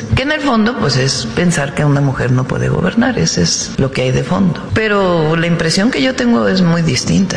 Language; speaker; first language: Spanish; native; Spanish